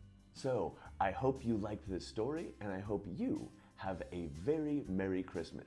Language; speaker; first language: English; native; English